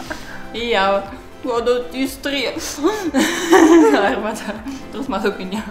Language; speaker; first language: Indonesian; non-native, learner; Russian